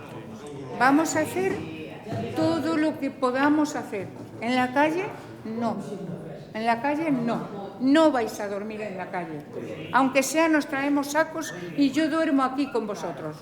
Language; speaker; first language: Spanish; native; Spanish